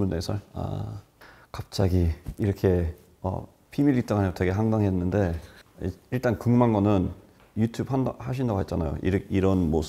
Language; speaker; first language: Korean; non-native, fluent; English